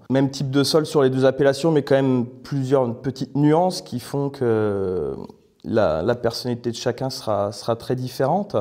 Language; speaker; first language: French; native; French